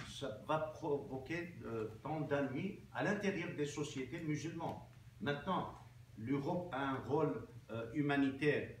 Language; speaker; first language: French; non-native, local second language; Armenian